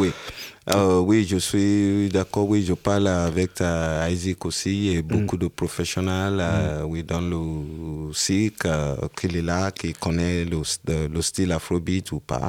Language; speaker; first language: French; non-native, learner; Yoruba